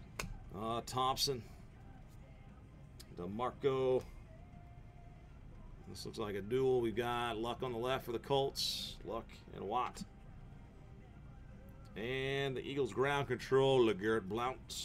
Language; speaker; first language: English; native; English